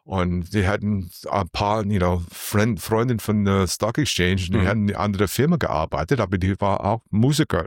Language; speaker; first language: German; non-native, learner; English